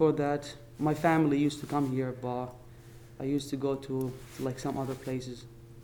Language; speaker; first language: English; non-native, fluent; Arabic